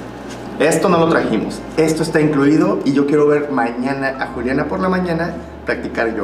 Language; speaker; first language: Spanish; native; Spanish